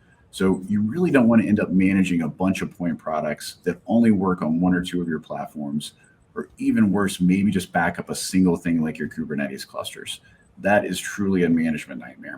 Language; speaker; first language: English; native; English